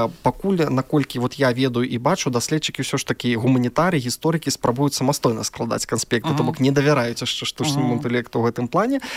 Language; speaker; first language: Belarusian; non-native, local second language; Russian